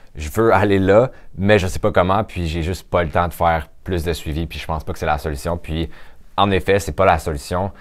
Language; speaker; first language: French; native; French